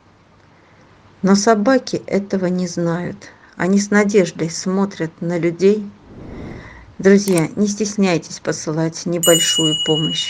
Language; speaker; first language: Russian; native; Russian